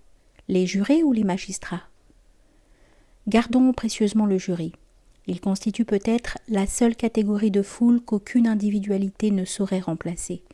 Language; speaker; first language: French; native; French